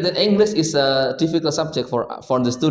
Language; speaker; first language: English; non-native, learner; Indonesian